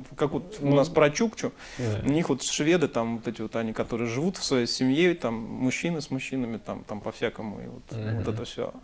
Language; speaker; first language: Russian; native; Russian